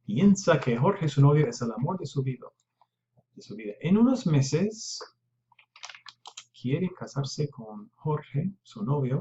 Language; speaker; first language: Spanish; non-native, fluent; English